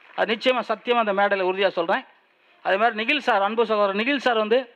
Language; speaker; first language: Tamil; native; Tamil